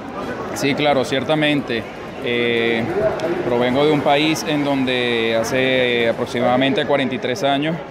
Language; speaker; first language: Spanish; native; Spanish